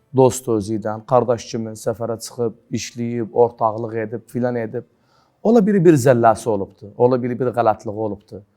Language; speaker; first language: Turkish; native; Turkish